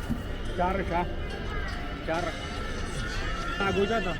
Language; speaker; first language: Chinese; non-native, local second language; Uyghur